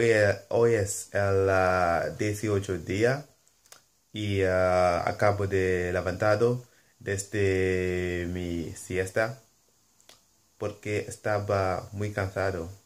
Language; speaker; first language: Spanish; non-native, learner; English